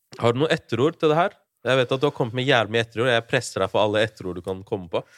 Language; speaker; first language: Norwegian; early bilingual, other home language; Urdu